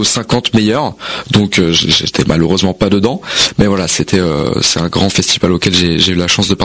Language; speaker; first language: French; native; French